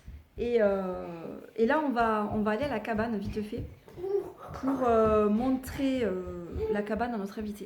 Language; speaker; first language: French; native; French